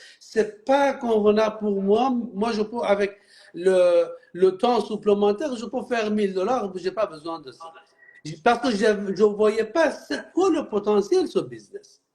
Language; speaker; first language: French; non-native, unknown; Persian